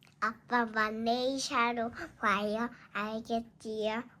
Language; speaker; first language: Korean; early bilingual, heritage; Korean